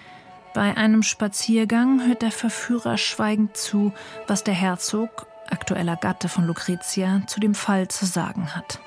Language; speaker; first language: German; native; German